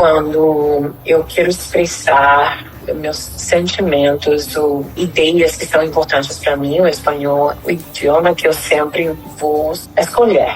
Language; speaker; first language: Portuguese; non-native, fluent; Spanish